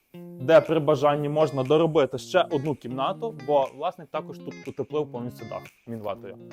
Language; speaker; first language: Ukrainian; native; Ukrainian